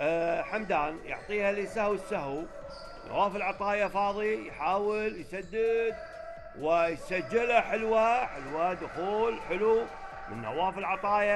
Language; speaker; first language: Arabic; native; Arabic